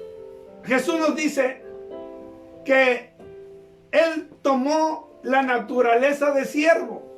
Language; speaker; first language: Spanish; native; Spanish